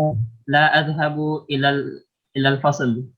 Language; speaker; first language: Arabic; non-native, learner; Indonesian